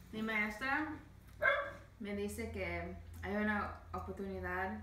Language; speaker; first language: Spanish; non-native, learner; English